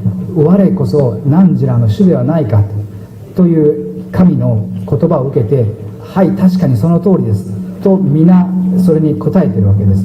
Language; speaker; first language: Japanese; native; Japanese